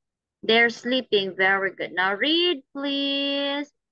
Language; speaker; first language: English; non-native, fluent; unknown